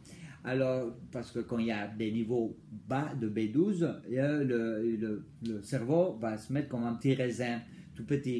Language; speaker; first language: French; non-native, fluent; Spanish